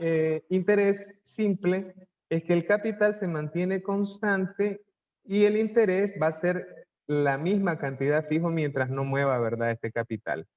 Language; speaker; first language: Spanish; native; Spanish